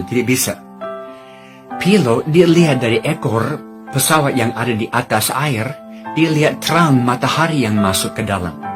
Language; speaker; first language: Indonesian; non-native, fluent; English